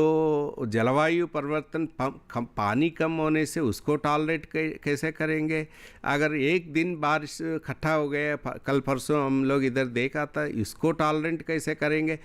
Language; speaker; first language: Hindi; non-native, local second language; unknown